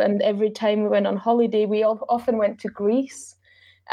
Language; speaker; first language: English; non-native, fluent; German